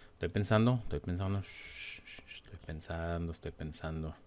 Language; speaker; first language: Spanish; early bilingual, heritage; Spanish